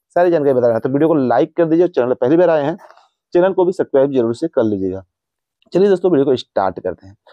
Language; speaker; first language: Hindi; native; Hindi